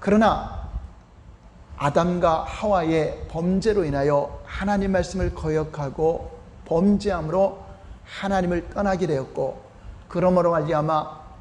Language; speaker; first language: Korean; native; Korean